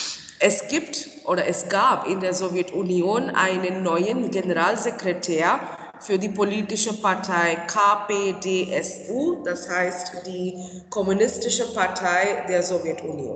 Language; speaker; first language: German; non-native, fluent; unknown